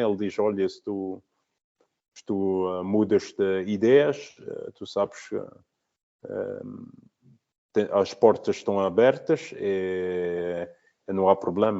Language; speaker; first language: Portuguese; early bilingual, heritage; Portuguese